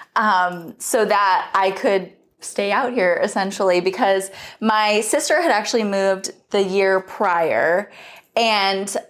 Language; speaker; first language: English; native; English